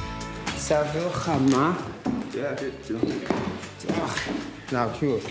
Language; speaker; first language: Welsh; non-native, learner; English